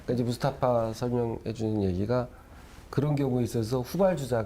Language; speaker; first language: Korean; native; Korean